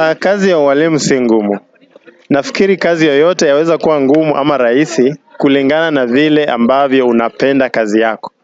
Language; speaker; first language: Swahili; non-native, local second language; Luyia